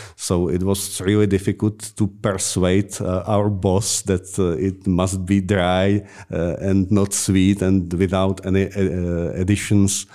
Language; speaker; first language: English; non-native, fluent; Czech